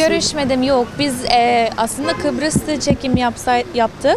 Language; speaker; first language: Turkish; non-native, fluent; English